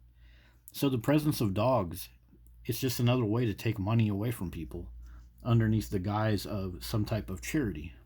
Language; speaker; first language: English; native; English